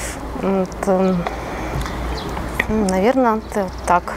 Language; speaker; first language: Russian; native; Russian